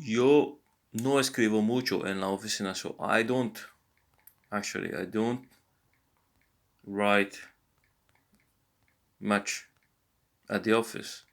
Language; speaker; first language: Spanish; non-native, learner; English